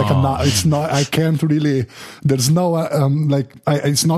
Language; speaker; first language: English; non-native, fluent; Slovenian